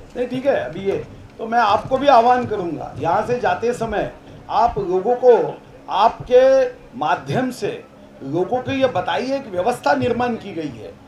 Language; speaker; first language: Hindi; non-native, local second language; Marathi